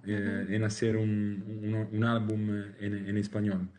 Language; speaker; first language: Spanish; non-native, learner; Italian